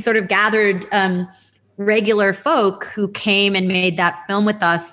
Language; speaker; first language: English; native; English